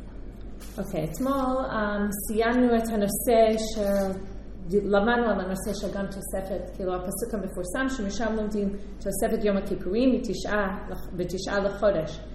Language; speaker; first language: Hebrew; non-native, fluent; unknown